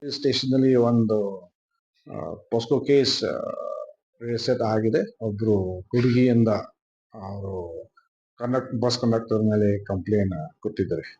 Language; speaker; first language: Kannada; non-native, fluent; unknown